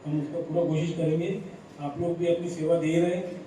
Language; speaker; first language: Hindi; non-native, local second language; Marathi